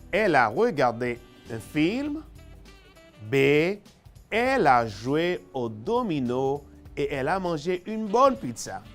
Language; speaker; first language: French; non-native, fluent; Spanish